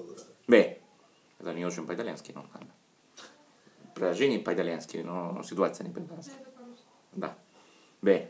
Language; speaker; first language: Russian; non-native, fluent; Italian